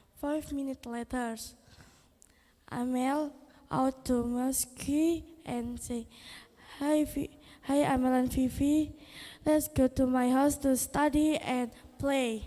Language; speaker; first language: English; non-native, learner; Indonesian